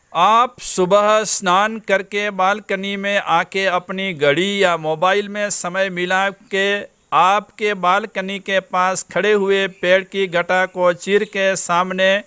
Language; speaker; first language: Hindi; non-native, local second language; Gujarati